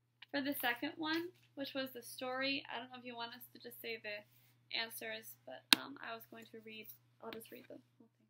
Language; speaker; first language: English; native; English